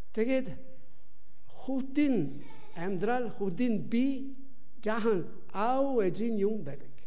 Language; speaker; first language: Mongolian; non-native, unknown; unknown